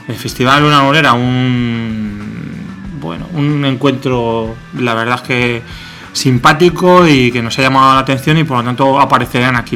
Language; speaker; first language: Spanish; native; Spanish